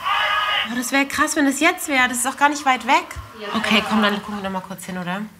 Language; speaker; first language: German; native; German